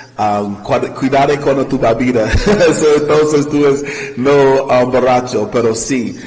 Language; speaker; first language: Spanish; non-native, learner; English